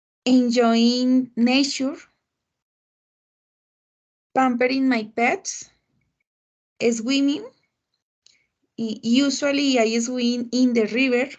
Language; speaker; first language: English; non-native, learner; Spanish